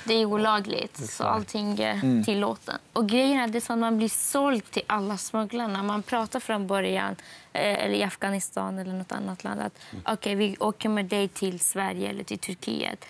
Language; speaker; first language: Swedish; non-native, fluent; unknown